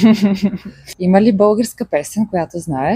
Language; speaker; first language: Bulgarian; native; Bulgarian